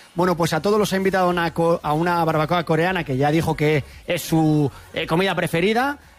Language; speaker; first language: Spanish; native; Spanish